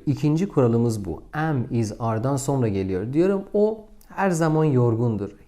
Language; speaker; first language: Turkish; non-native, fluent; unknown